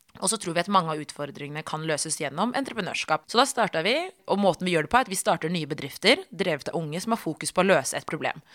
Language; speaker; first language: Norwegian; early bilingual, other home language; Tigrinya